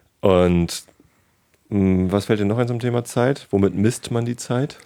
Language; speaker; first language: German; native; German